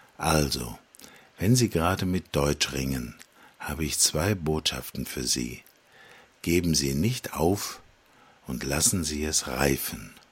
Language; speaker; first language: German; non-native, fluent; Slovak